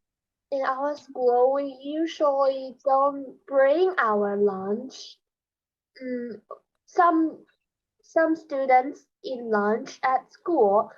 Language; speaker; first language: English; non-native, learner; Chinese